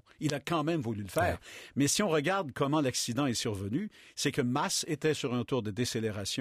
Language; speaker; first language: French; native; French